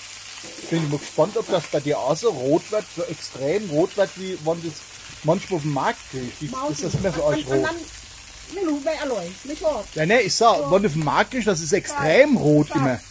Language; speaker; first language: German; native; German